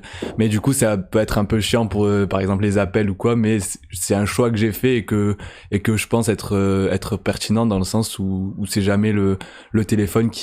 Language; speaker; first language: French; native; French